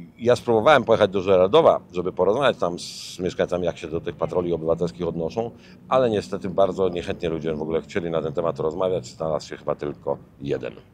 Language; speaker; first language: Polish; native; Polish